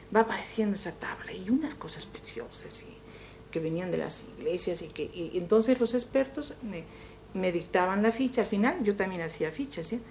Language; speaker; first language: Spanish; native; Spanish